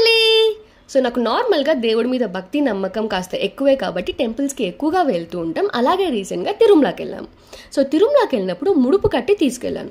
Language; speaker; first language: Telugu; native; Telugu